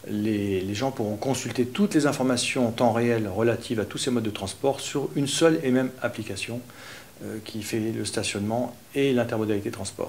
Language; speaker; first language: French; native; French